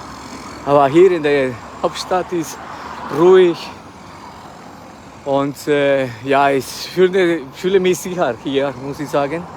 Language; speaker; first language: German; non-native, fluent; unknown